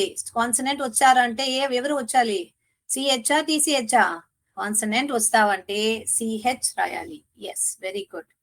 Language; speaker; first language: Telugu; non-native, learner; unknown